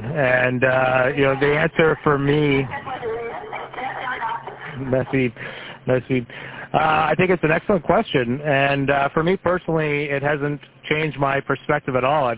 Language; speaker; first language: English; native; English